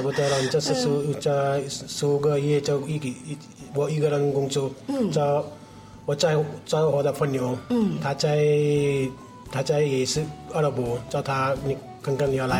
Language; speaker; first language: Chinese; non-native, learner; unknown